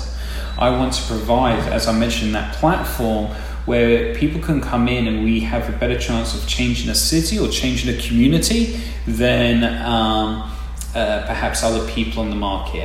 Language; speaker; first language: English; native; English